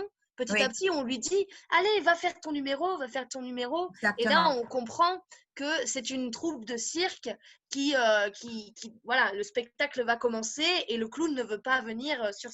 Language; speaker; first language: French; native; French